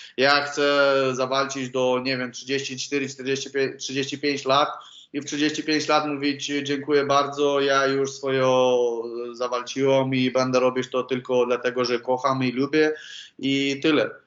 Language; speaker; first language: Polish; non-native, learner; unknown